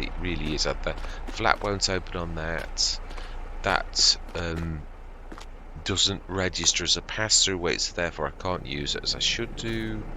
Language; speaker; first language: English; native; English